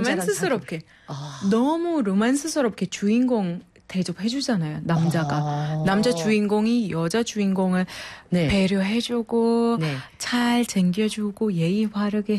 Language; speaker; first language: Korean; non-native, fluent; Arabic